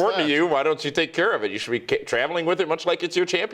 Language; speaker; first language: English; native; English